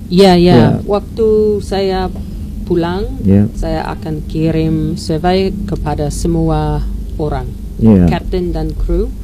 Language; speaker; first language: Indonesian; non-native, learner; English